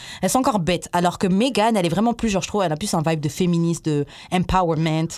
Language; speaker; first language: French; native; French